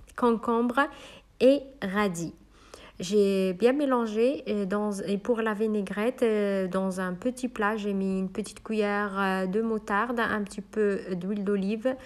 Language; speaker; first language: French; non-native, local second language; Arabic